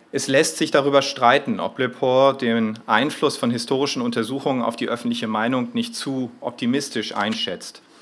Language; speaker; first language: German; native; German